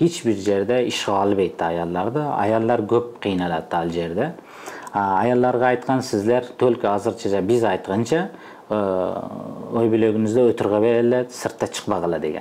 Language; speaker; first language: Kyrgyz; non-native, fluent; Uzbek